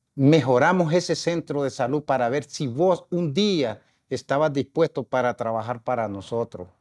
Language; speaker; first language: Spanish; native; Spanish